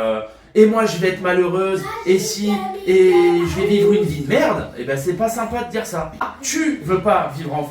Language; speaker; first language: French; native; French